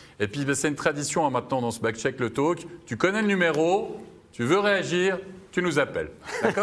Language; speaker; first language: French; native; French